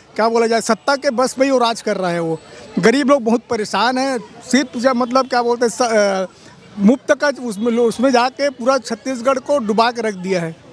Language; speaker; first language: Hindi; native; Hindi